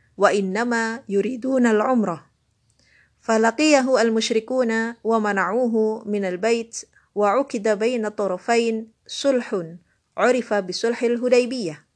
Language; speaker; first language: Arabic; non-native, learner; Indonesian